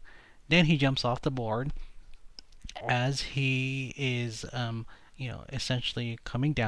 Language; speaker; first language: English; native; English